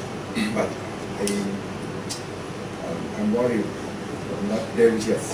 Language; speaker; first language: English; non-native, learner; Thai